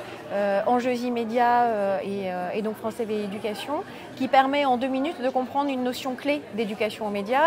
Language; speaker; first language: French; native; French